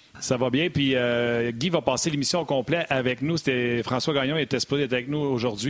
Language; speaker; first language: French; native; French